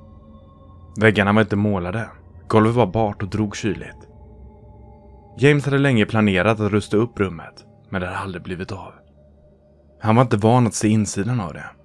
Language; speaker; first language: Swedish; native; Swedish